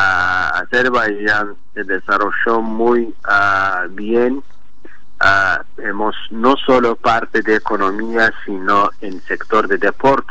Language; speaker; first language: Spanish; non-native, learner; Azerbaijani